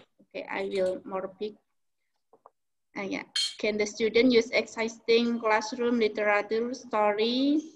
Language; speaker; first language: English; non-native, learner; Indonesian